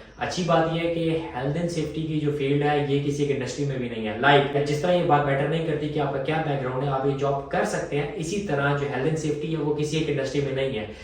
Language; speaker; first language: Urdu; native; Urdu